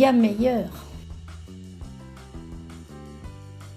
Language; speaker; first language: French; native; French